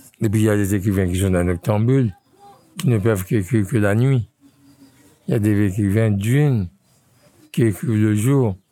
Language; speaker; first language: French; non-native, local second language; Haitian Creole